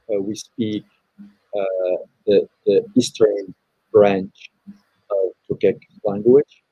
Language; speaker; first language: English; non-native, fluent; Chinese